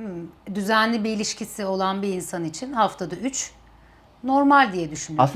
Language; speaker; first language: Turkish; native; Turkish